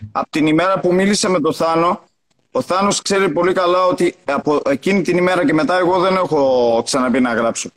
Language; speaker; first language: Greek; early bilingual, other home language; Albanian